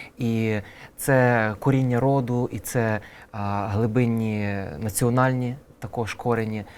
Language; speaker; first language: Ukrainian; native; Ukrainian